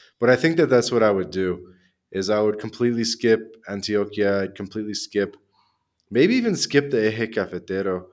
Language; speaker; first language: English; native; English